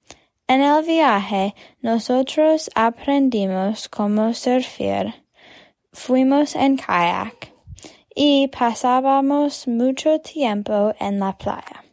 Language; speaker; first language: Spanish; non-native, learner; English